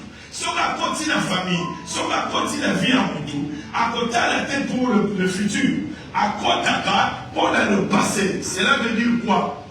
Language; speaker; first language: French; non-native, local second language; Lingala